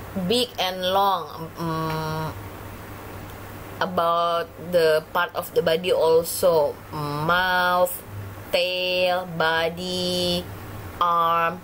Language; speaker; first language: English; non-native, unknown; Indonesian